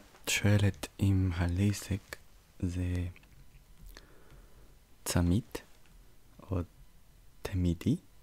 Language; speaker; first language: Hebrew; non-native, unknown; English